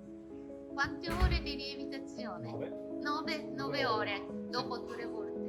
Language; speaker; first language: Italian; non-native, fluent; Japanese